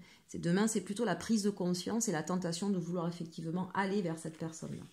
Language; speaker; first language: French; native; French